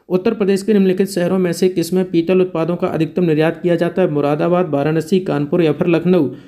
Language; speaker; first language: Hindi; native; Hindi